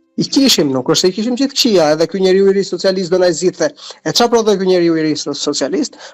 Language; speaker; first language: Albanian; native; Albanian